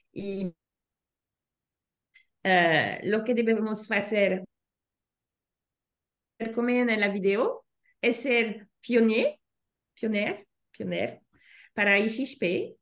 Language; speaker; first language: Spanish; non-native, learner; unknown